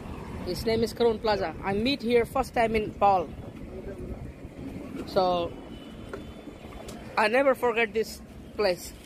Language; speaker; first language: English; non-native, learner; Hindi